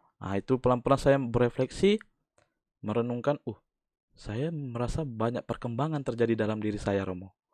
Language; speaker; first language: Indonesian; native; Indonesian